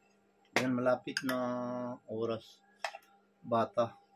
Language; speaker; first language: Filipino; non-native, learner; Urdu